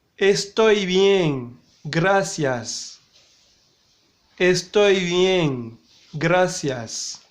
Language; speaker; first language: Spanish; non-native, learner; Haitian Creole